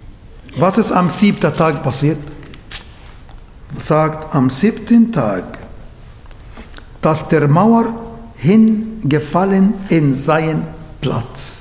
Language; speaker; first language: German; non-native, fluent; Arabic